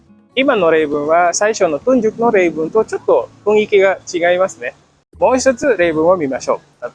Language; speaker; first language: Japanese; non-native, fluent; Indonesian